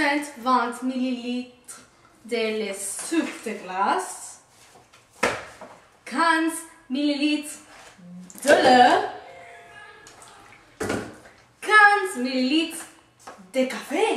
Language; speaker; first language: French; non-native, learner; English